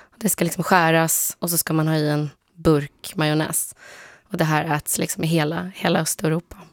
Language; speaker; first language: Swedish; early bilingual, other home language; Polish